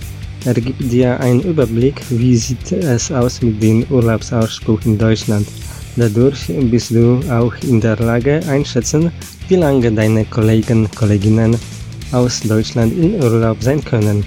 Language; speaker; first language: German; non-native, learner; Polish